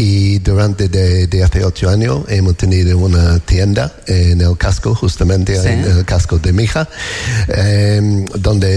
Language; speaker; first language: Spanish; non-native, learner; English